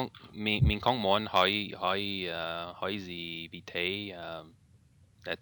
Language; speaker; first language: Vietnamese; non-native, learner; English